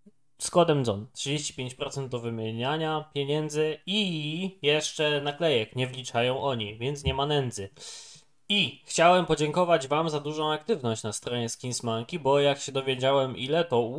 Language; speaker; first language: Polish; native; Polish